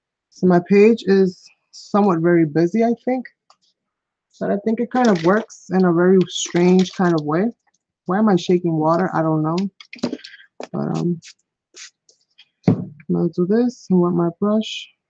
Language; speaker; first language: English; early bilingual, other home language; Spanish